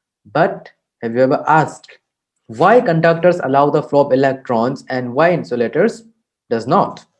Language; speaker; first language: English; non-native, local second language; Hindi